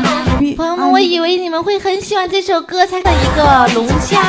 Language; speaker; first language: Chinese; native; Chinese